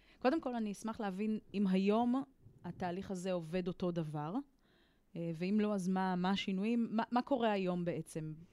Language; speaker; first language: Hebrew; native; Hebrew